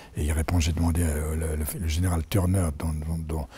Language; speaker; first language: French; native; French